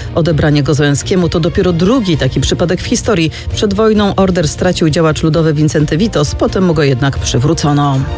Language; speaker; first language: Polish; native; Polish